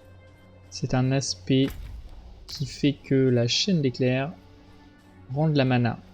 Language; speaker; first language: French; native; French